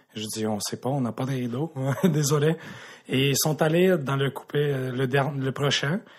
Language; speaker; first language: French; native; French